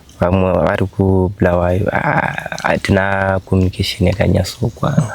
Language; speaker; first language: Shona; native; Shona